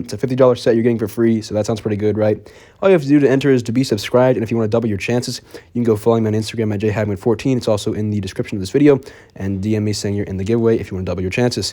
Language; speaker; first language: English; native; English